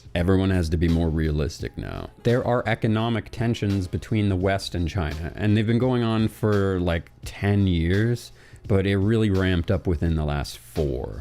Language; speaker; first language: English; native; English